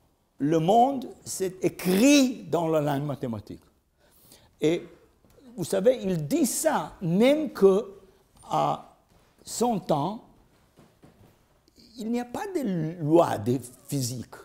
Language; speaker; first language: French; non-native, learner; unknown